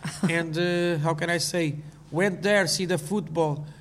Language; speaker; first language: English; non-native, learner; Portuguese